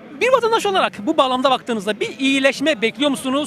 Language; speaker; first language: Turkish; native; Turkish